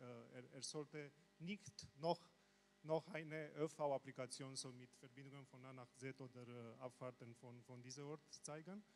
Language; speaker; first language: German; non-native, learner; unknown